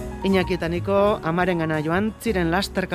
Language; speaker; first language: Basque; native; Basque